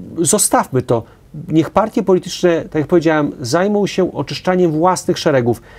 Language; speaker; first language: Polish; native; Polish